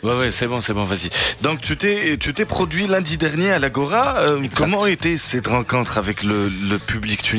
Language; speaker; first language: French; non-native, local second language; Arabic